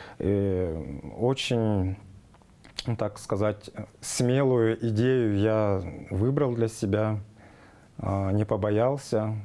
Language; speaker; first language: Russian; non-native, local second language; Tuvinian